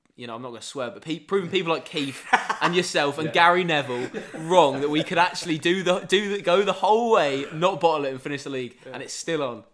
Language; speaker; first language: English; native; English